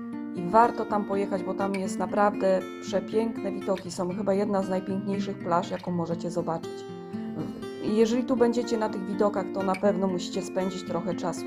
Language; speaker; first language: Polish; native; Polish